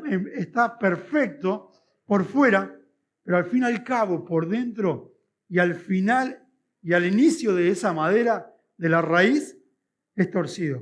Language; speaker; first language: Spanish; native; Spanish